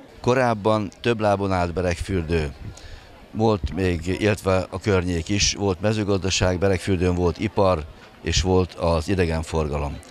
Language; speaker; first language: Hungarian; native; Hungarian